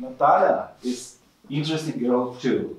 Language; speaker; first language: English; non-native, learner; Ukrainian